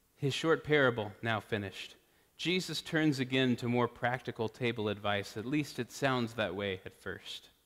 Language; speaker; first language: English; native; English